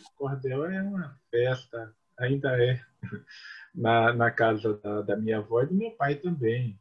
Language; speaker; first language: Portuguese; native; Portuguese